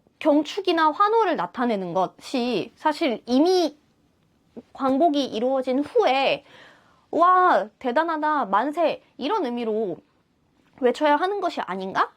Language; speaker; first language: Korean; non-native, fluent; Russian